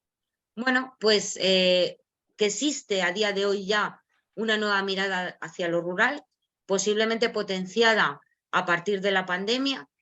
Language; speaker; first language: Spanish; native; Spanish